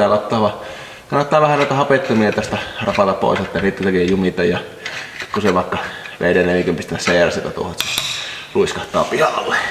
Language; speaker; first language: Finnish; native; Finnish